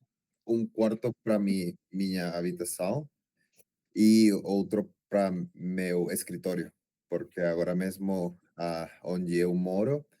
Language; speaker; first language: Portuguese; non-native, learner; Spanish